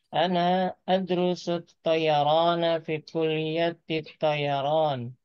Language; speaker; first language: Arabic; non-native, learner; Indonesian